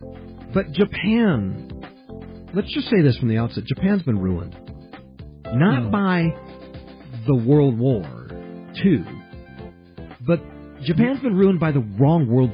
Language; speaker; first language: English; early bilingual, heritage; English